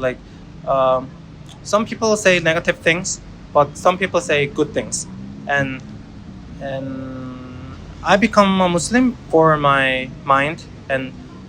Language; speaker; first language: English; non-native, learner; Korean